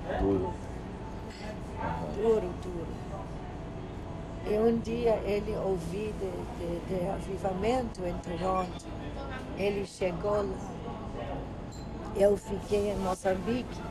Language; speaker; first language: Portuguese; non-native, learner; English